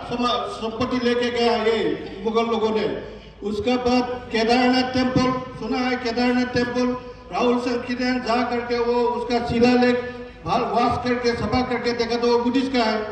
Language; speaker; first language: Hindi; non-native, local second language; Assamese